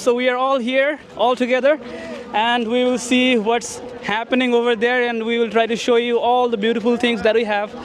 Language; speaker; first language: English; non-native, local second language; Bangla